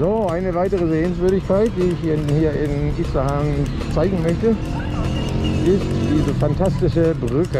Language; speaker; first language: German; native; German